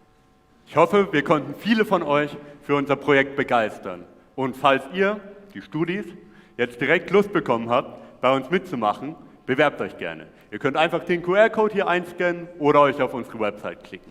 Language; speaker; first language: German; native; German